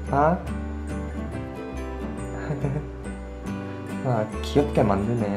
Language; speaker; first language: Korean; non-native, fluent; Japanese